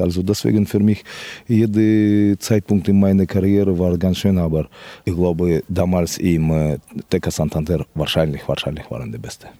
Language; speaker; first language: German; non-native, fluent; Russian